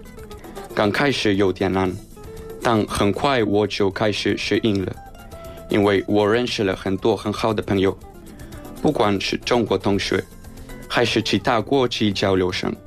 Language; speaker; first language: Chinese; non-native, learner; Spanish